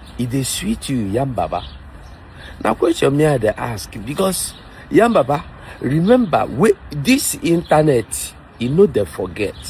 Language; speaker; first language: Nigerian Pidgin; non-native, local second language; Igbo